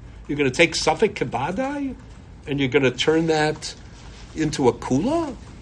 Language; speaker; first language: English; native; English